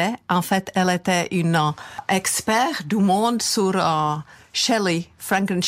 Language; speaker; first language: French; non-native, fluent; Czech